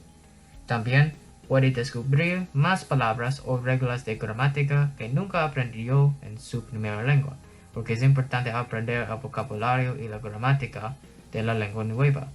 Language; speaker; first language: Spanish; non-native, fluent; English